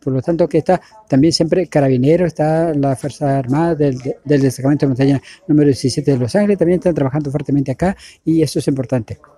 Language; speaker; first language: Spanish; native; Spanish